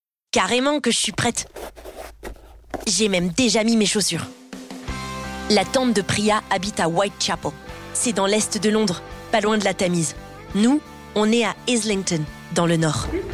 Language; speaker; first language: French; native; French